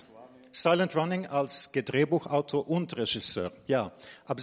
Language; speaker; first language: German; non-native, fluent; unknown